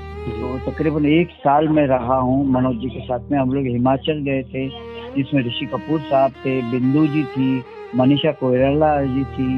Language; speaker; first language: Hindi; native; Hindi